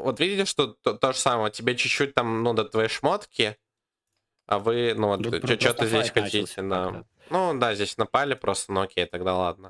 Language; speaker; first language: Russian; native; Russian